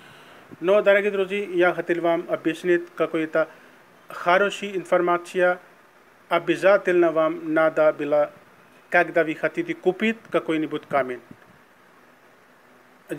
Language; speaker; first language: Russian; non-native, learner; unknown